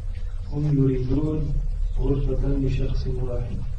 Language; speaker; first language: Arabic; non-native, learner; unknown